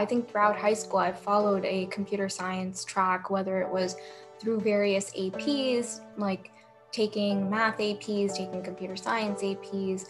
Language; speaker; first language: English; native; English